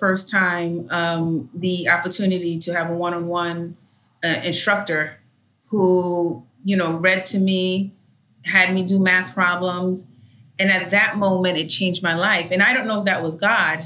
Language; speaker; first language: English; early bilingual, other home language; Haitian Creole